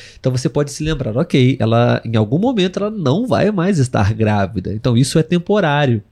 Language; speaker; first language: Portuguese; native; Portuguese